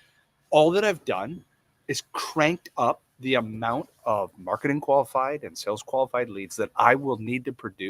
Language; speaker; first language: English; native; English